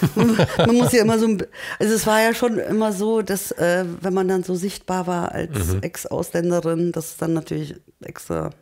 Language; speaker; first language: German; early bilingual, other home language; Turkish